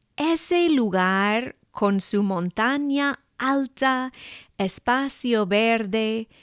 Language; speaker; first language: Spanish; non-native, fluent; English